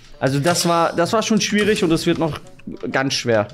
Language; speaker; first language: German; native; German